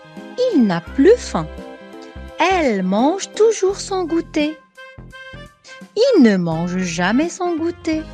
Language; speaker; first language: French; non-native, local second language; Arabic